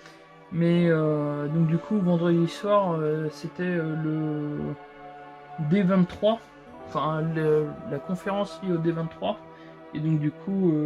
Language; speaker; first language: French; native; French